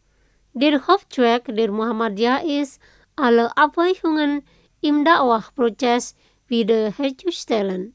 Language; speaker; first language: German; non-native, fluent; Indonesian